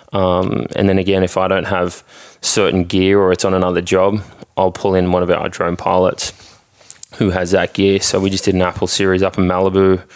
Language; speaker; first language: English; native; English